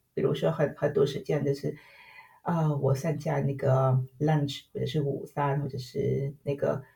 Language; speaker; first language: Chinese; non-native, fluent; Vietnamese